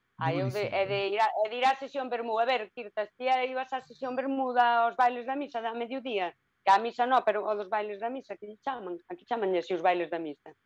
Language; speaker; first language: Galician; native; Galician